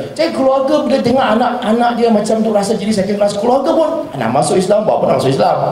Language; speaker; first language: Malay; non-native, local second language; Chinese